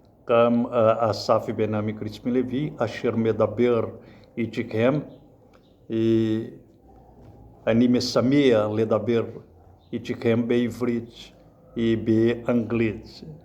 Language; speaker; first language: Hebrew; non-native, learner; Portuguese